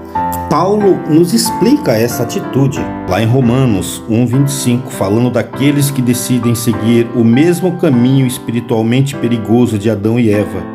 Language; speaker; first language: Portuguese; native; Portuguese